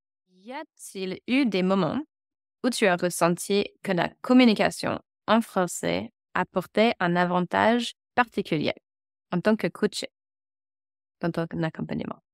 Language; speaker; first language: French; non-native, fluent; English